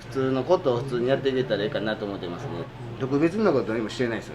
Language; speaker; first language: Japanese; native; Japanese